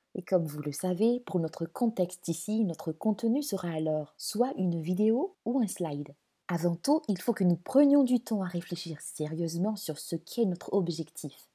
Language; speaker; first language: French; non-native, local second language; Malagasy